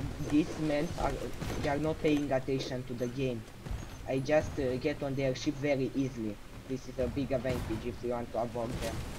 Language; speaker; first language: English; non-native, fluent; Romanian